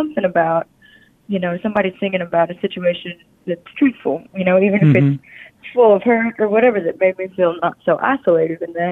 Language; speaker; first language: English; native; English